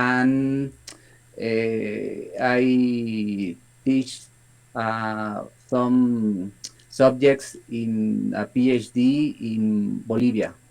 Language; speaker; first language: English; non-native, learner; Spanish